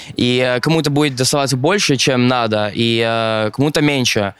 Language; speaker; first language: Russian; early bilingual, other home language; Arabic